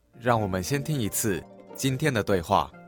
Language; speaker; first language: Chinese; native; Chinese